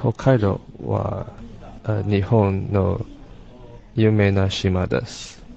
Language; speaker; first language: Japanese; non-native, learner; English